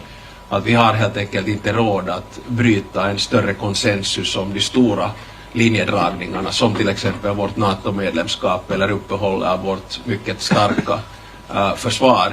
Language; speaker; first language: Swedish; native; Swedish